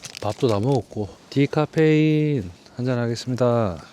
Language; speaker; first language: Korean; native; Korean